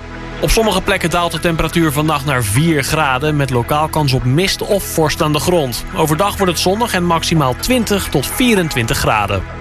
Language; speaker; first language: Dutch; native; Dutch